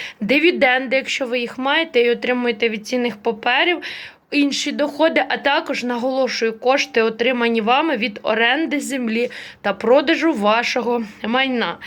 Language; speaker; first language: Ukrainian; native; Ukrainian